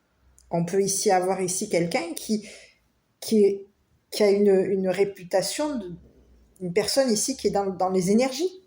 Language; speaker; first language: French; native; French